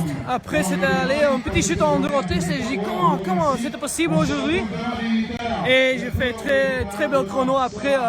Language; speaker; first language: French; non-native, learner; Dutch